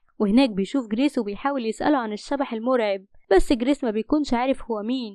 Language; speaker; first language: Arabic; native; Arabic